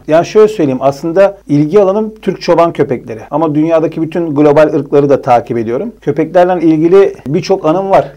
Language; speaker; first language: Turkish; early bilingual, heritage; Turkish